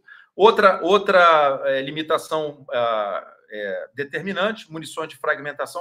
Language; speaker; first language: Portuguese; native; Portuguese